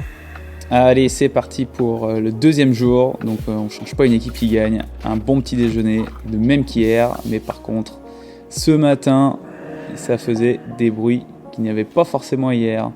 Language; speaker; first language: French; native; French